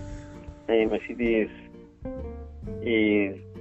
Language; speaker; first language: English; non-native, learner; Spanish